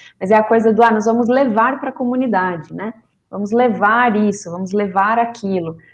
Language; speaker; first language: Portuguese; non-native, fluent; Spanish